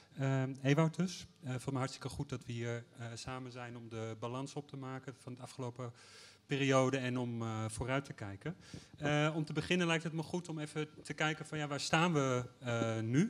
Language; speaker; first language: Dutch; native; Dutch